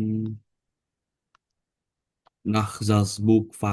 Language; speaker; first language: German; non-native, learner; Indonesian